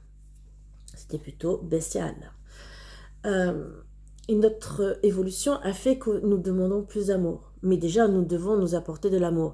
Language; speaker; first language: French; native; French